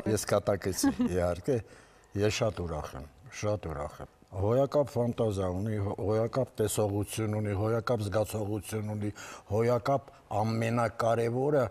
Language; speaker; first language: Armenian; native; Armenian